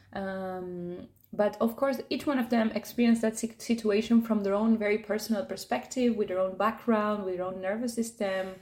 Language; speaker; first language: English; non-native, fluent; Spanish